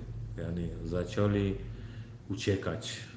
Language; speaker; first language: Polish; non-native, learner; Turkmen